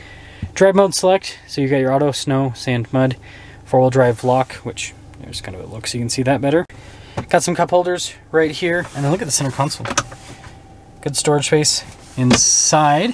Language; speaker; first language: English; native; English